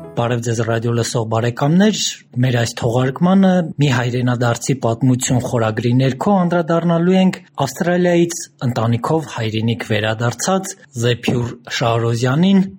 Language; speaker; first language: Armenian; native; Armenian